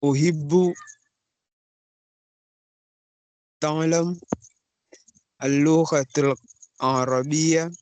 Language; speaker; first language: Arabic; non-native, learner; Comorian